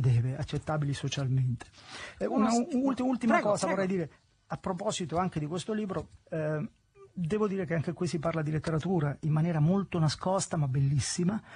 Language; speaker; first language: Italian; native; Italian